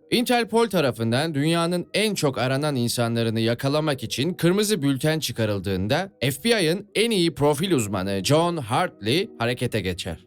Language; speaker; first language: Turkish; native; Turkish